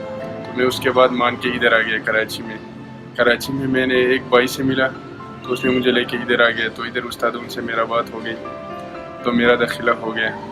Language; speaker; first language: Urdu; non-native, local second language; Khowar